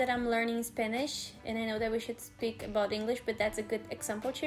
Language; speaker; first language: English; non-native, fluent; Portuguese